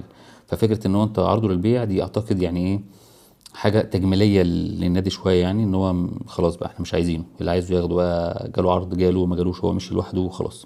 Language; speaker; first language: Arabic; native; Arabic